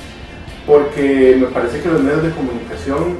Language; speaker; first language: Spanish; native; Spanish